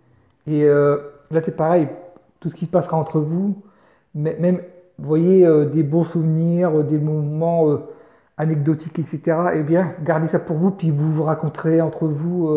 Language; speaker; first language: French; native; French